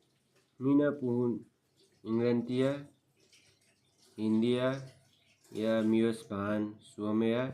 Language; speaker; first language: Finnish; non-native, learner; Nepali